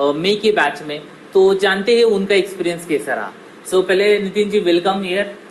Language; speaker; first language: Hindi; non-native, local second language; Marathi